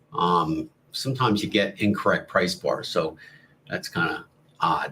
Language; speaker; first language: English; native; English